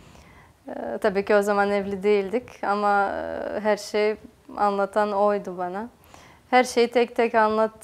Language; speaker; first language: Turkish; non-native, fluent; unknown